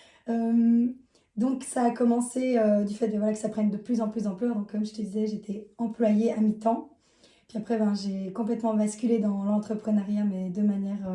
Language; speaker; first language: French; native; French